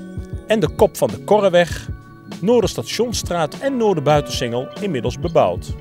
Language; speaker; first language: Dutch; native; Dutch